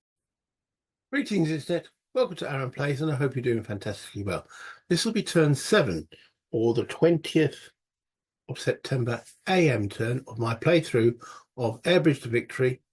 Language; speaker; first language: English; native; English